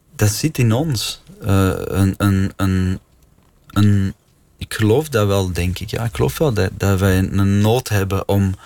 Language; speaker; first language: Dutch; native; Dutch